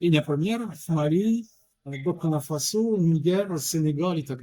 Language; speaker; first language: Russian; non-native, learner; French